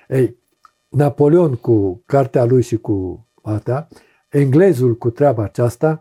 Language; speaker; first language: Romanian; native; Romanian